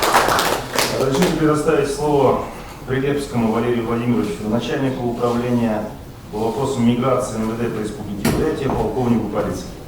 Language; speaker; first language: Russian; native; Russian